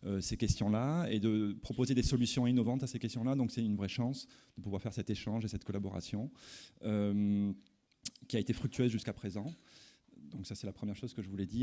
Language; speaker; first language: French; native; French